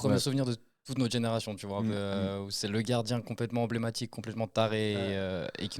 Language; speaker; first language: French; native; French